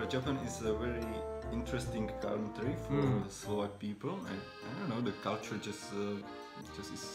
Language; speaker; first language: English; non-native, fluent; Slovak